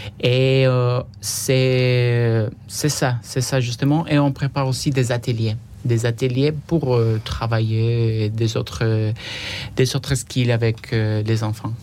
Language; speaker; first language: French; non-native, fluent; Spanish